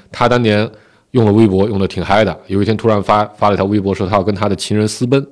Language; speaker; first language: Chinese; non-native, local second language; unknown